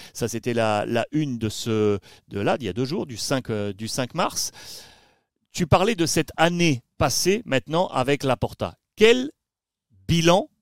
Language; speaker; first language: French; native; French